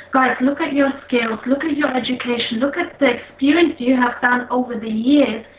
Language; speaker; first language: English; non-native, fluent; Polish